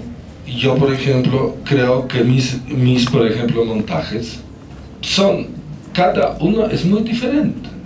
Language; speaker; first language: Spanish; non-native, fluent; Polish